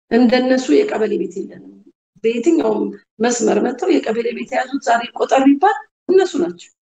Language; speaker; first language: Amharic; native; Amharic